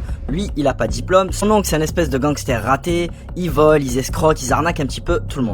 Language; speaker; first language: French; native; French